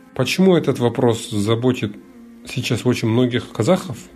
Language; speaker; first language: Russian; early bilingual, other home language; Mongolian